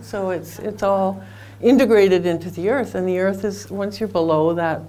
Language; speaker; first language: English; native; English